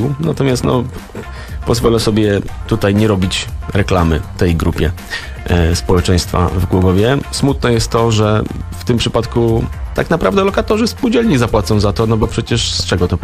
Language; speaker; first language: Polish; native; Polish